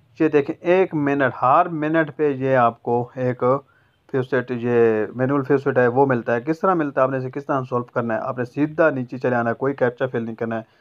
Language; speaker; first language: Urdu; non-native, local second language; Punjabi